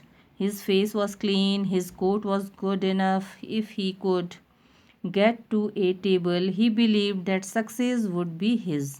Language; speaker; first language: English; non-native, local second language; Hindi